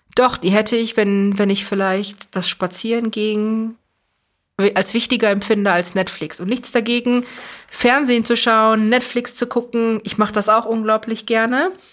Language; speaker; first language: German; early bilingual, other home language; Persian